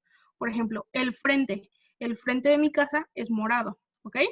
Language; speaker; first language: Spanish; non-native, fluent; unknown